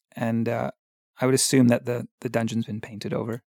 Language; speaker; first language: English; native; English